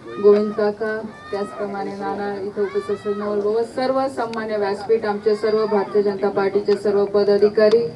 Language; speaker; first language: Marathi; native; Marathi